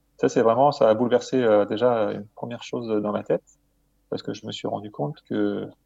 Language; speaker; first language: French; native; French